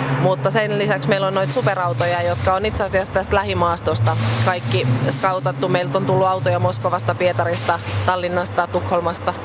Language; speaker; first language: Finnish; native; Finnish